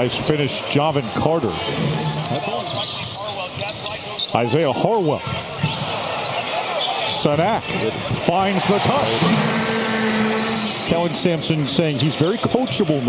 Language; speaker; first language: English; native; English